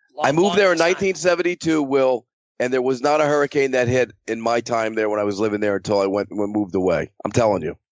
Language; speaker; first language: English; native; English